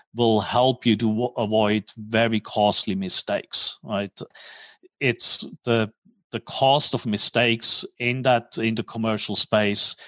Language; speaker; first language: English; non-native, fluent; German